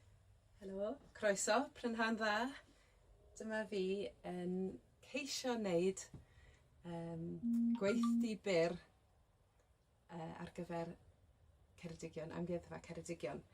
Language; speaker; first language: Welsh; non-native, local second language; English